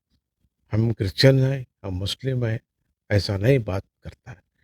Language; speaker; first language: Hindi; non-native, local second language; Kannada